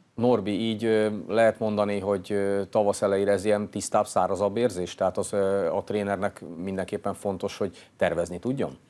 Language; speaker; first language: Hungarian; native; Hungarian